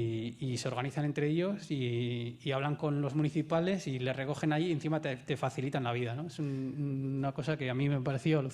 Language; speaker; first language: Spanish; native; Spanish